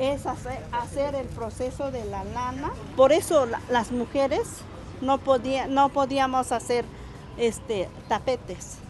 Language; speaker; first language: Spanish; non-native, local second language; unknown